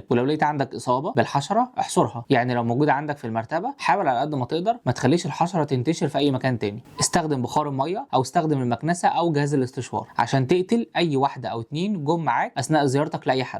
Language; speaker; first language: Arabic; native; Arabic